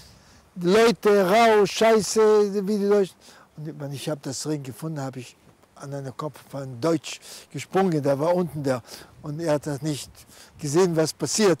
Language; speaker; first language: German; non-native, fluent; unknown